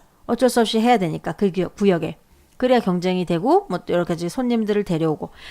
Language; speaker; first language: Korean; native; Korean